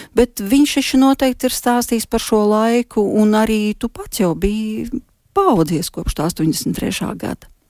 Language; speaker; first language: Latvian; native; Latvian